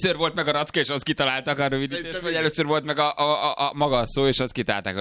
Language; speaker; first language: Hungarian; native; Hungarian